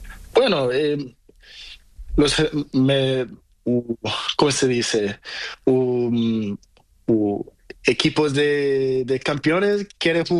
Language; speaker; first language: Spanish; non-native, learner; Portuguese